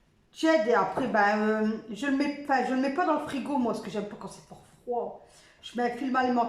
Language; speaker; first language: French; native; French